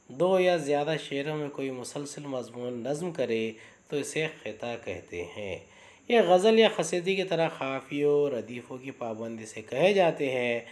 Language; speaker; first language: Urdu; native; Urdu